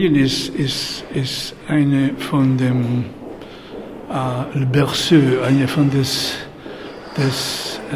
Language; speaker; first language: German; non-native, fluent; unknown